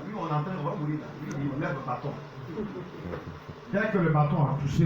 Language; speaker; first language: French; non-native, local second language; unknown